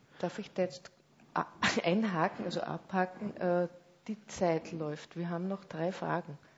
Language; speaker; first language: German; native; German